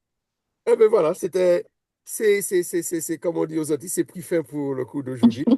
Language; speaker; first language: French; native; French